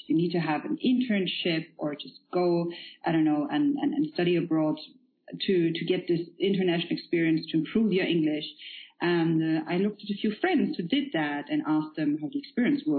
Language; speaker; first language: English; non-native, fluent; Polish